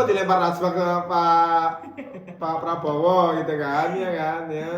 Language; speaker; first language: Indonesian; native; Indonesian